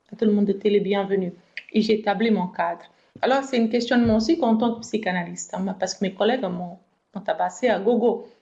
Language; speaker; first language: French; non-native, fluent; Portuguese